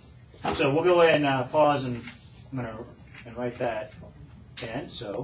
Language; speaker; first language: English; native; English